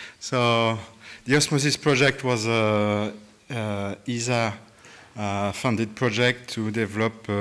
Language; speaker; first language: English; non-native, fluent; French